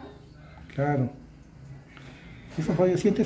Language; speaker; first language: Spanish; native; Spanish